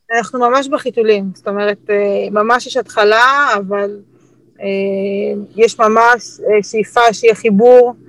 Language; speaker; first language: Hebrew; native; Hebrew